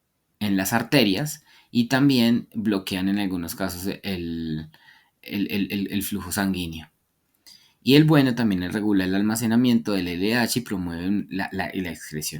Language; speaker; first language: Spanish; native; Spanish